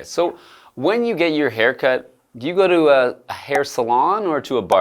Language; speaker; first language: English; native; English